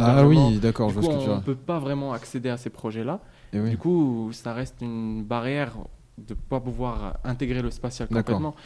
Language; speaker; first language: French; non-native, local second language; Arabic